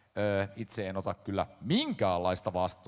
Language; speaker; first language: Finnish; native; Finnish